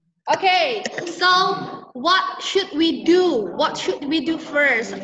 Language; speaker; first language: English; non-native, fluent; Indonesian